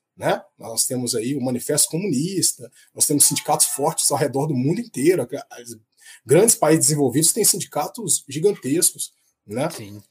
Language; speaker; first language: Portuguese; native; Portuguese